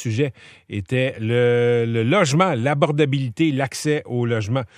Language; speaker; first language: French; native; French